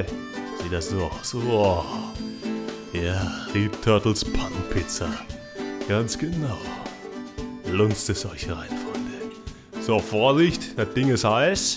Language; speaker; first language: German; native; German